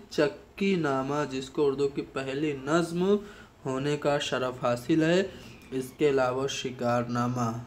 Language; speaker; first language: Urdu; native; Urdu